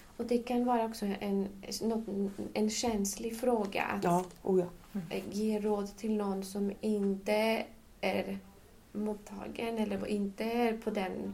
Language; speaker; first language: Swedish; non-native, fluent; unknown